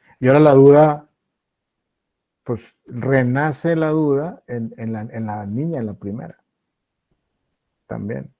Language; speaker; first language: Spanish; native; Spanish